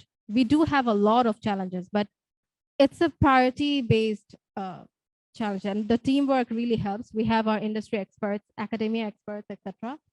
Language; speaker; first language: English; non-native, local second language; Bangla